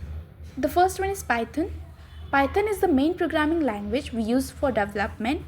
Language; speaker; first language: English; non-native, learner; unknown